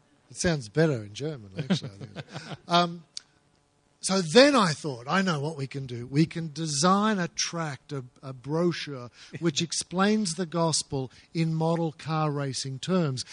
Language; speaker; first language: English; native; English